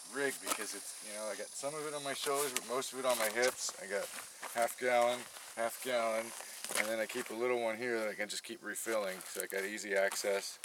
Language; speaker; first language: English; native; English